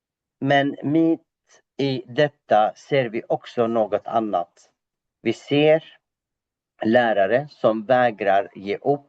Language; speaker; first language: Swedish; non-native, fluent; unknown